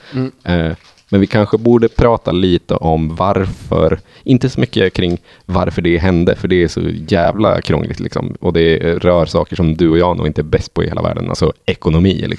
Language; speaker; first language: Swedish; native; Swedish